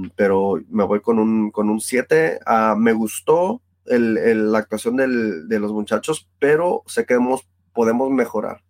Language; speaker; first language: Spanish; early bilingual, heritage; Spanish